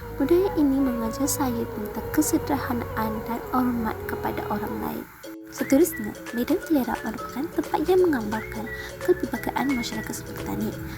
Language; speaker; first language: Malay; non-native, local second language; Tamil